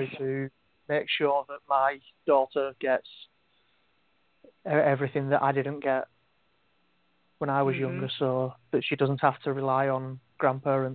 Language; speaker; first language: English; native; English